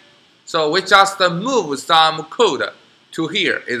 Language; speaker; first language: English; non-native, learner; Chinese